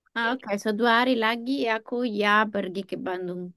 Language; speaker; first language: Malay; non-native, learner; German